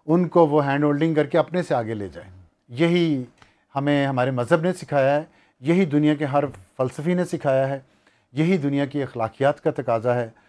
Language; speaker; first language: Urdu; non-native, local second language; Punjabi